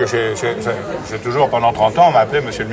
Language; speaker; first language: French; native; French